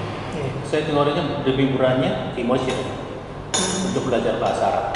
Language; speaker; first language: Indonesian; non-native, learner; Korean